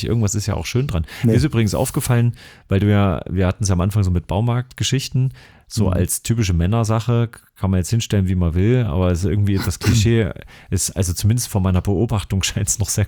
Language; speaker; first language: German; native; German